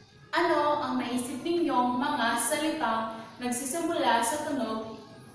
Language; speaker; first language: Filipino; native; Filipino